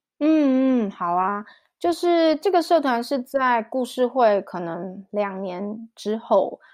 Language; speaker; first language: Chinese; native; Chinese